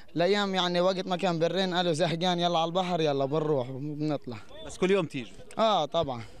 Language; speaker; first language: Arabic; native; Arabic